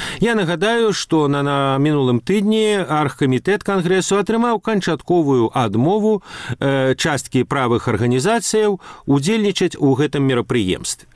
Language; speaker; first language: Belarusian; non-native, local second language; Russian